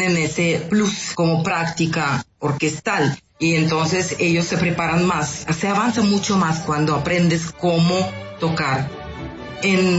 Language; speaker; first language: Spanish; non-native, fluent; Russian